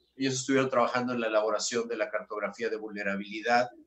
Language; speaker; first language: Spanish; native; Spanish